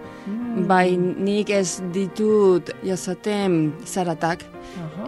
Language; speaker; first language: Basque; non-native, local second language; Spanish